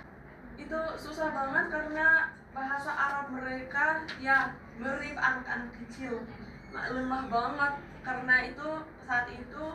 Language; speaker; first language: Indonesian; non-native, fluent; Arabic